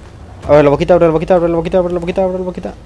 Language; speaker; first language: Spanish; native; Spanish